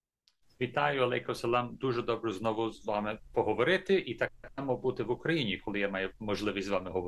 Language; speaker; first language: Ukrainian; early bilingual, heritage; English